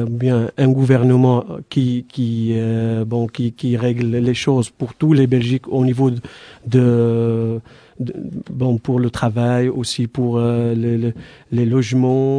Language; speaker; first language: French; non-native, fluent; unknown